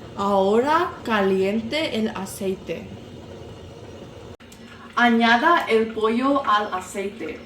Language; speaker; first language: Spanish; non-native, learner; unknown